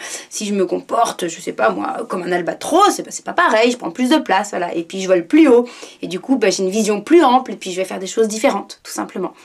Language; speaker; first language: French; native; French